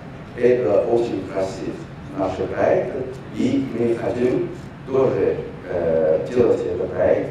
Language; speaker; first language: Russian; non-native, fluent; Chinese